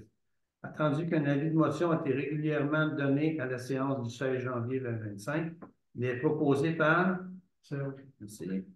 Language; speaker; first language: French; native; French